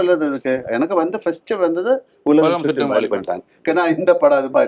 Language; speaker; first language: Tamil; non-native, learner; Malayalam